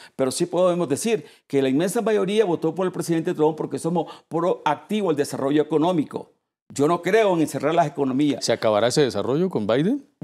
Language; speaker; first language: Spanish; native; Spanish